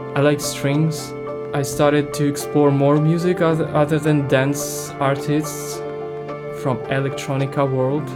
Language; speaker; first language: English; non-native, fluent; Ukrainian